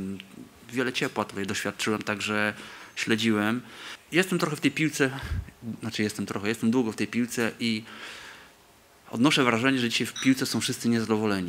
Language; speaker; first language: Polish; native; Polish